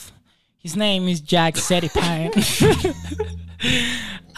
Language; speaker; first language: English; non-native, fluent; Spanish